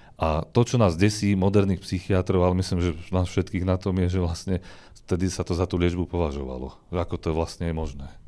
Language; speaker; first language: Slovak; native; Slovak